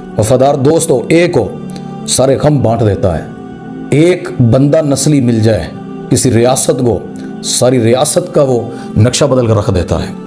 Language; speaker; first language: Urdu; non-native, local second language; Punjabi